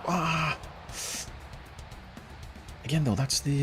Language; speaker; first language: English; native; English